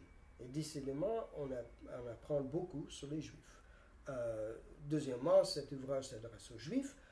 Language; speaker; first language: French; non-native, fluent; English